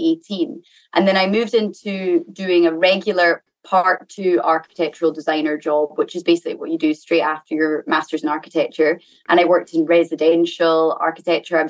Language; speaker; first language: English; native; English